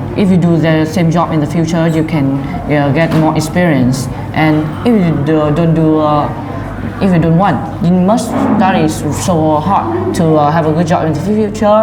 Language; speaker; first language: English; non-native, learner; Vietnamese